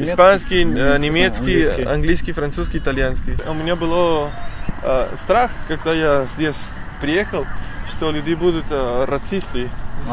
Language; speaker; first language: Russian; non-native, learner; Spanish